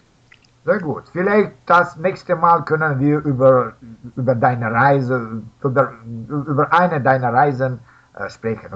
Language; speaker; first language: German; non-native, fluent; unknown